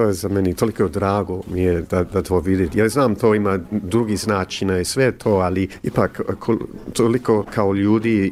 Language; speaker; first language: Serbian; early bilingual, heritage; English